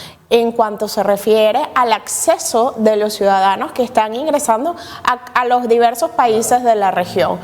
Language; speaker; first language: Spanish; native; Spanish